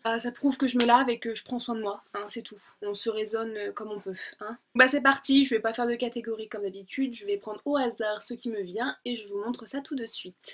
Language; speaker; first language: French; native; French